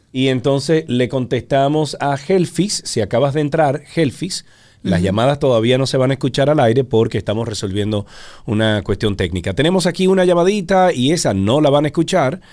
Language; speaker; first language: Spanish; native; Spanish